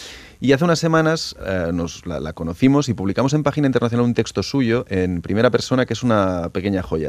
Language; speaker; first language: Spanish; native; Spanish